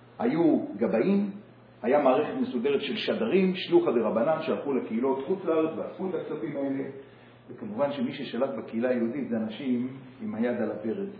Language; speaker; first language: Hebrew; native; Hebrew